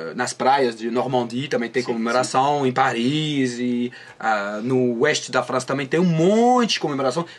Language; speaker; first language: Portuguese; non-native, fluent; French